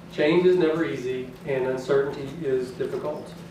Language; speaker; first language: English; native; English